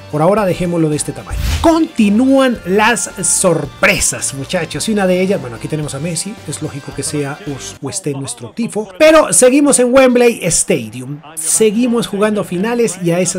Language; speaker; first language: Spanish; native; Spanish